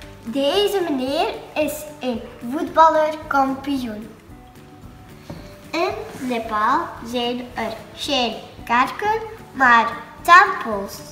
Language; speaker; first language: Dutch; early bilingual, other home language; Nepali